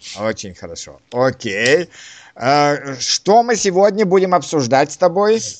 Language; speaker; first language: Russian; native; Russian